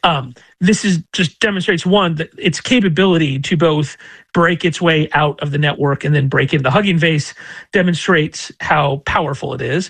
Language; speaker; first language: English; native; English